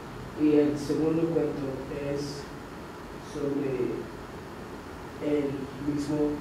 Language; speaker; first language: Spanish; non-native, learner; English